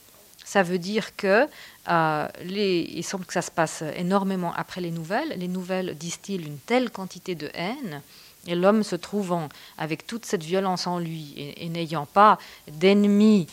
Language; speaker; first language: French; native; French